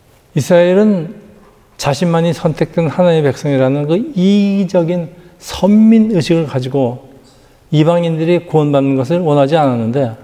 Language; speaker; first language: Korean; native; Korean